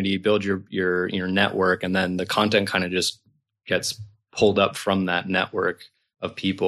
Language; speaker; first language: English; native; English